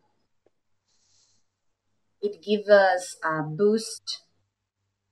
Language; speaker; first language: English; non-native, fluent; Spanish